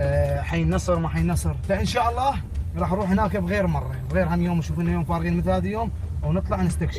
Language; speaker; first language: Arabic; native; Arabic